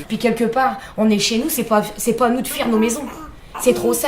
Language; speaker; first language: French; native; French